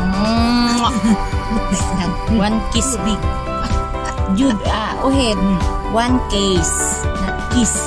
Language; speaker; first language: English; non-native, learner; Filipino